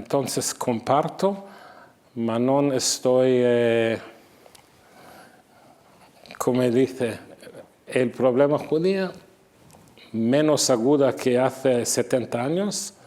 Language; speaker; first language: Spanish; non-native, fluent; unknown